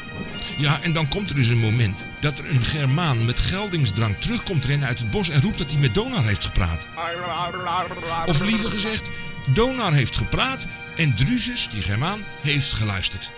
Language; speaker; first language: Dutch; native; Dutch